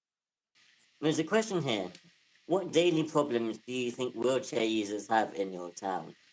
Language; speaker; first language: English; native; English